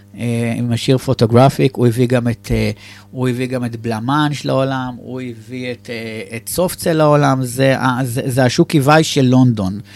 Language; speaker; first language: Hebrew; native; Hebrew